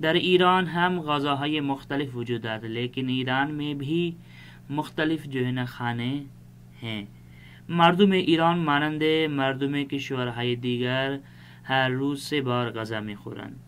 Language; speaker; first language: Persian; non-native, fluent; Urdu